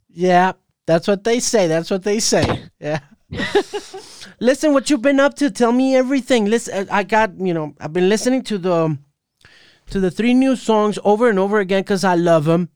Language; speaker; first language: English; non-native, fluent; Spanish